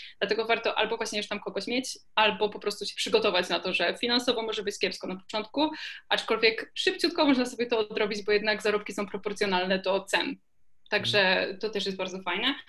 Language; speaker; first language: Polish; native; Polish